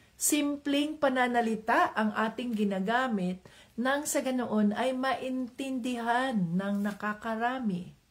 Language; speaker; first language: Filipino; non-native, local second language; Cebuano